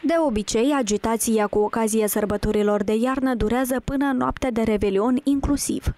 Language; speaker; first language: Romanian; native; Romanian